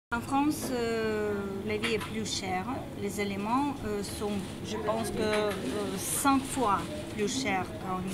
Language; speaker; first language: French; non-native, learner; Ukrainian